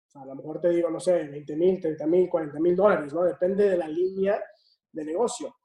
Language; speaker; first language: Spanish; native; Spanish